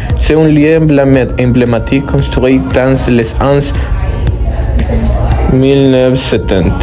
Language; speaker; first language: French; non-native, learner; Spanish